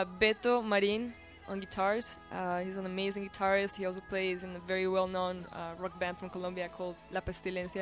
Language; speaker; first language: English; non-native, fluent; Spanish